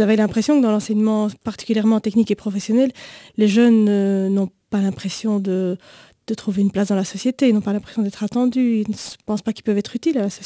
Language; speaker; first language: French; native; French